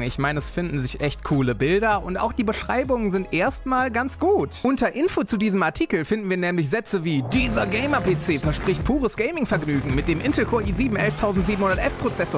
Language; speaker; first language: German; native; German